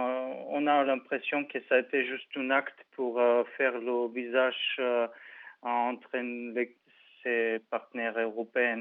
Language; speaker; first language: French; non-native, fluent; Bulgarian